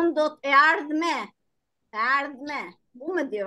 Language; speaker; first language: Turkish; non-native, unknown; Albanian